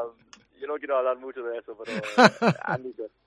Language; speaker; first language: Spanish; non-native, fluent; English